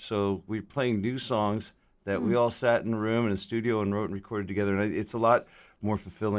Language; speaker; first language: English; native; English